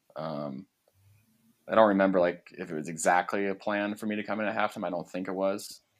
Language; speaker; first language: English; native; English